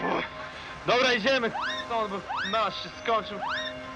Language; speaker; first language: Polish; native; Polish